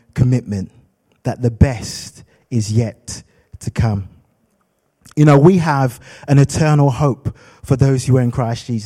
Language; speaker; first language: English; native; English